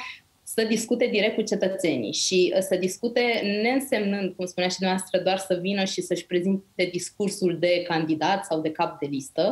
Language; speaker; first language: Romanian; native; Romanian